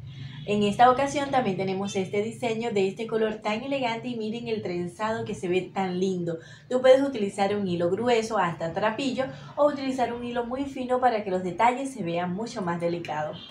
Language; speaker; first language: Spanish; native; Spanish